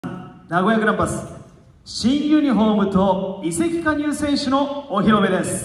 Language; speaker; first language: Japanese; native; Japanese